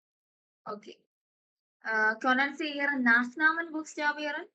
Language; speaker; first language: German; non-native, fluent; Malayalam